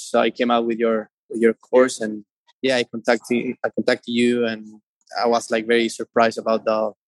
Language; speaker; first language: English; non-native, fluent; Spanish